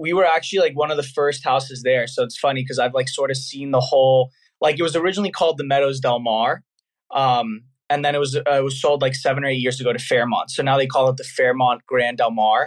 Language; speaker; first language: English; native; English